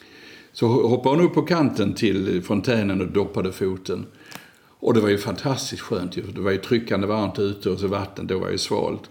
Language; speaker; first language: Swedish; native; Swedish